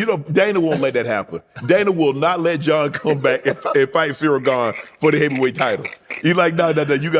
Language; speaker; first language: English; native; English